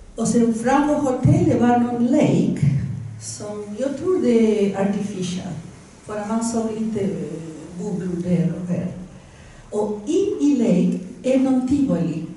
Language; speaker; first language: Swedish; non-native, fluent; Spanish